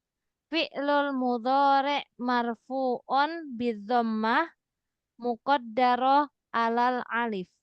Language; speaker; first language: Arabic; non-native, fluent; Indonesian